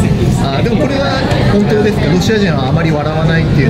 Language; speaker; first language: Japanese; native; Japanese